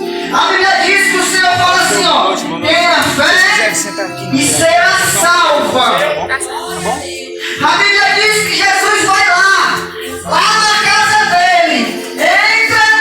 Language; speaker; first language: Portuguese; native; Portuguese